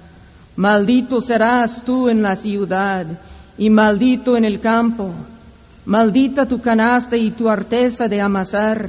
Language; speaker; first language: Spanish; non-native, fluent; English